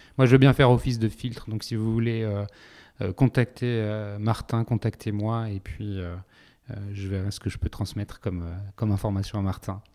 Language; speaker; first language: French; native; French